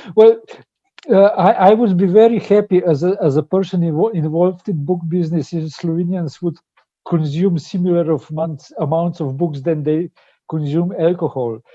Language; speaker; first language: English; non-native, fluent; Slovenian